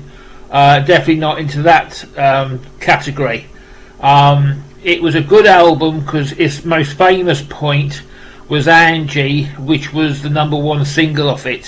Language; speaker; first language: English; native; English